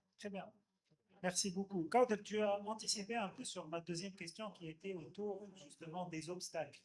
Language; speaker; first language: French; non-native, local second language; Arabic